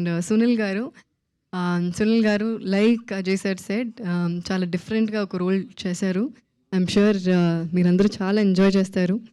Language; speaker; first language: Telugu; non-native, local second language; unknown